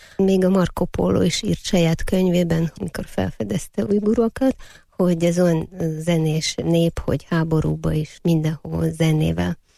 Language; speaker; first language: Hungarian; non-native, fluent; Uyghur